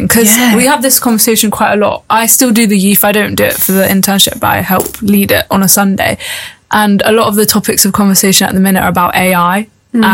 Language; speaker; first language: English; native; English